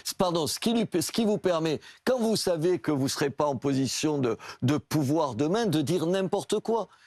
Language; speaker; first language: French; native; French